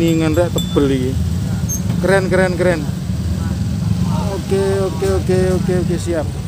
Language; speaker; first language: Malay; non-native, local second language; Javanese